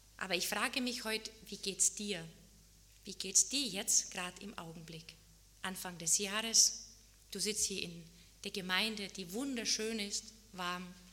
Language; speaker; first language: German; non-native, fluent; Czech